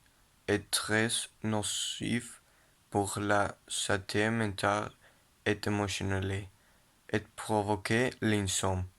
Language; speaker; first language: French; non-native, learner; Spanish